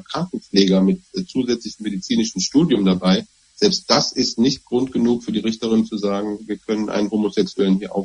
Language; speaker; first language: German; native; German